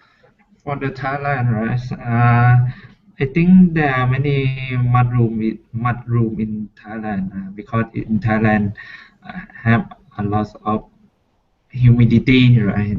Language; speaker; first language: English; non-native, learner; Thai